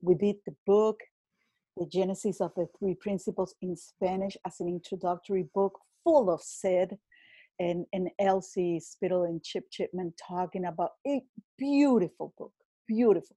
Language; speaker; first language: English; non-native, fluent; Spanish